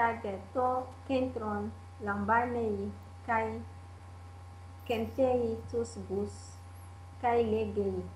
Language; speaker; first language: Greek; non-native, learner; Italian